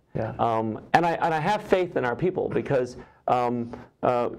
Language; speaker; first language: English; native; English